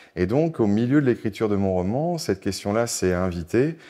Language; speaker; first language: French; native; French